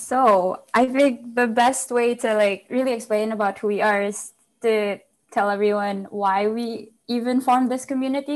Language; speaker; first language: English; non-native, local second language; Filipino